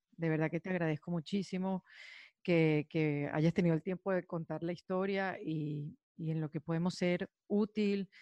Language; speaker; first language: Spanish; native; Spanish